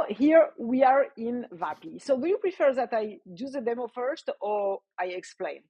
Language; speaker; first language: English; non-native, fluent; French